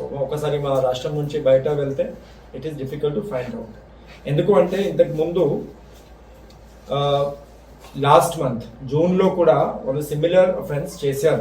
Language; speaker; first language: Telugu; non-native, local second language; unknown